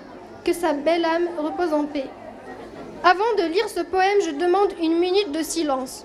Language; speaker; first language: French; non-native, local second language; Kabyle